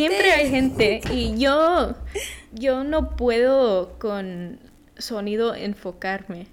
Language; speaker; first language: Spanish; early bilingual, heritage; Spanish